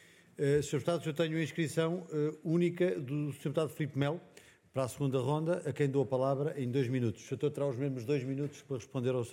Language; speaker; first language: Portuguese; native; Portuguese